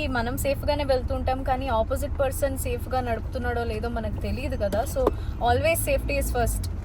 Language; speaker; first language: Telugu; non-native, fluent; Hindi